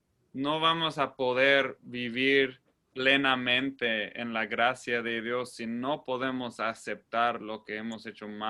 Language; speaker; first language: Spanish; non-native, fluent; English